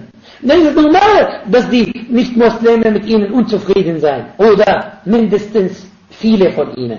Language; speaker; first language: German; non-native, fluent; Arabic